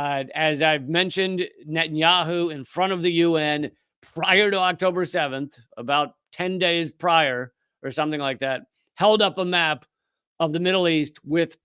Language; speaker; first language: English; native; English